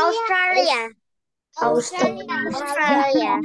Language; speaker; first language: English; non-native, learner; Indonesian